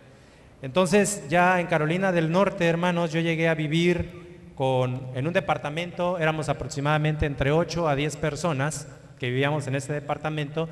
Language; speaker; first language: Spanish; native; Spanish